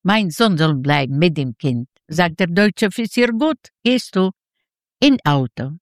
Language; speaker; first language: German; non-native, fluent; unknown